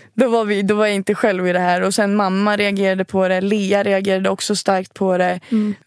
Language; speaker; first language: Swedish; native; Swedish